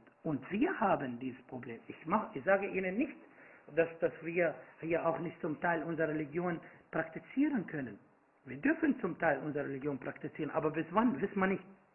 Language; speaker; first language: German; non-native, fluent; Arabic